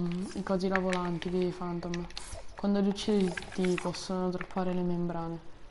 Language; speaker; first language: Italian; native; Italian